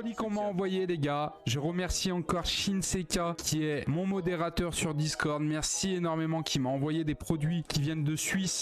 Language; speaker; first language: French; native; French